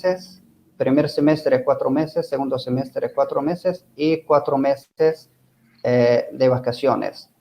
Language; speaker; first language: Spanish; non-native, fluent; Arabic